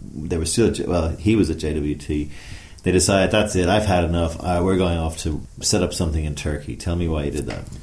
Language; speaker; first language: English; native; English